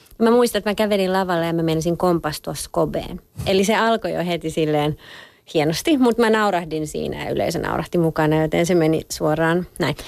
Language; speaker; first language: Finnish; early bilingual, other home language; French